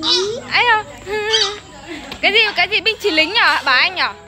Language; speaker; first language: Chinese; non-native, fluent; Vietnamese